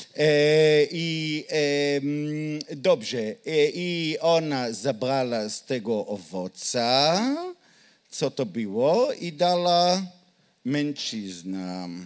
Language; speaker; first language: Polish; non-native, learner; Hebrew